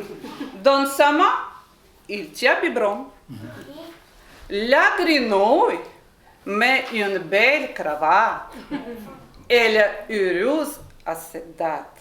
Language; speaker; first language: French; non-native, learner; Ukrainian